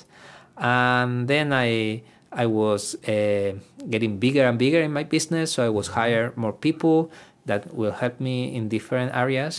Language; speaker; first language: English; non-native, fluent; Spanish